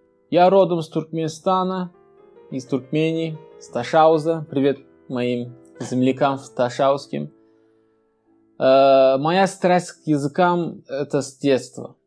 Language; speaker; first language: Russian; non-native, fluent; Turkmen